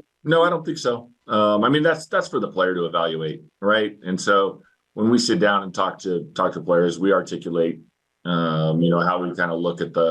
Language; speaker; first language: English; native; English